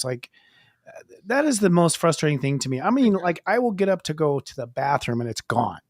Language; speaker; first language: English; native; English